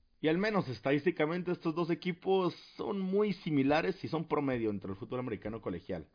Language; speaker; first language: Spanish; native; Spanish